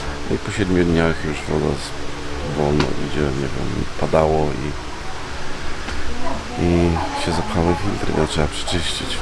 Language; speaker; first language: Polish; native; Polish